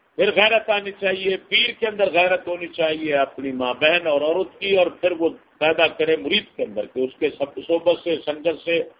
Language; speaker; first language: Urdu; non-native, local second language; Punjabi